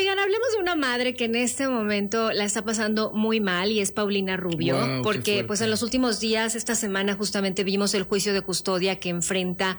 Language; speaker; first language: Spanish; native; Spanish